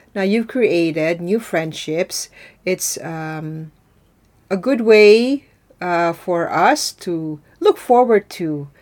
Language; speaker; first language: English; non-native, local second language; Filipino